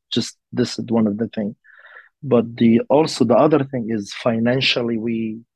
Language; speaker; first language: English; non-native, learner; Arabic